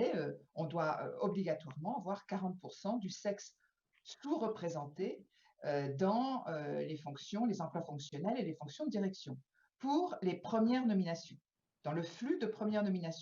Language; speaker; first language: French; native; French